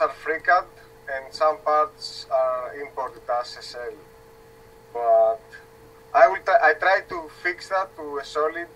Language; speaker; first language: English; non-native, learner; Spanish